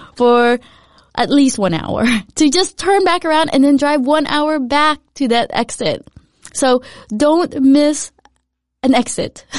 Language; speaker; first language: English; early bilingual, other home language; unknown